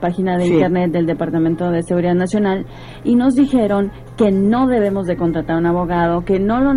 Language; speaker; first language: Spanish; native; Spanish